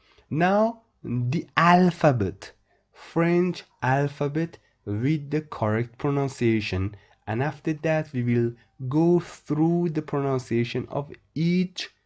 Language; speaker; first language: English; non-native, fluent; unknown